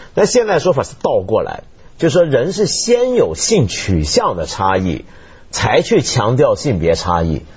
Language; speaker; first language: Chinese; native; Chinese